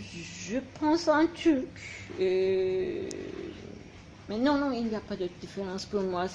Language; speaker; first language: French; non-native, fluent; Turkish